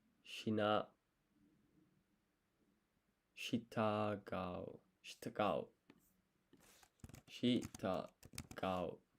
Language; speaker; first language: Japanese; non-native, learner; English